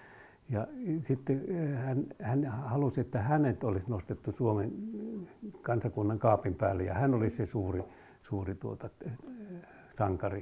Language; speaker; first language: Finnish; native; Finnish